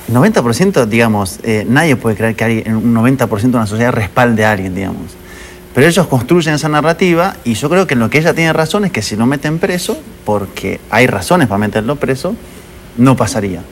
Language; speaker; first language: Spanish; native; Spanish